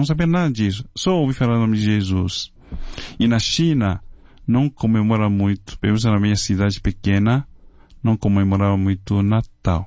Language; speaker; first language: Portuguese; non-native, fluent; Chinese